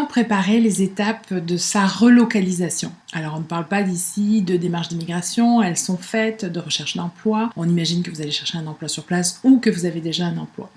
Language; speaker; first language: French; native; French